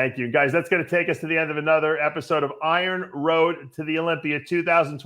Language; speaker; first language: English; native; English